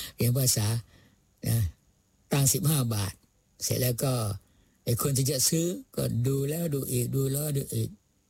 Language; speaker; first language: Thai; non-native, local second language; Malay